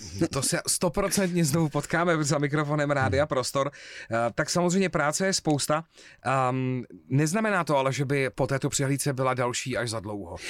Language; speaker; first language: Czech; native; Czech